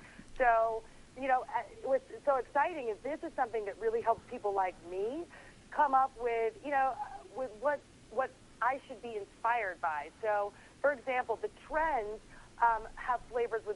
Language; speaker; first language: English; native; English